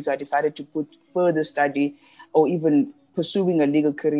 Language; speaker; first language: English; non-native, local second language; Xhosa